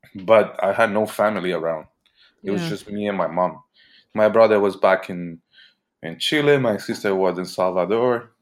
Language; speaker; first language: English; early bilingual, other home language; Portuguese